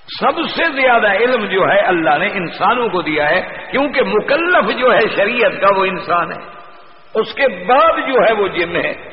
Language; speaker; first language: Urdu; non-native, local second language; Punjabi